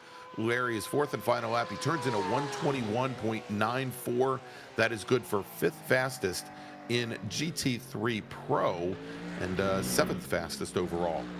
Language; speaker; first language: English; native; English